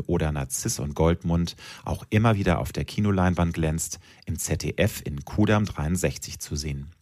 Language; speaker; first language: German; native; German